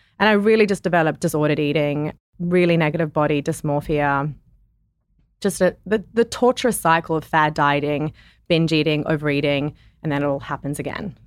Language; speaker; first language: English; native; English